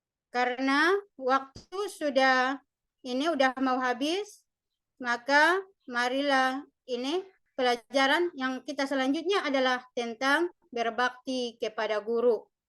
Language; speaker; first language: Indonesian; native; Indonesian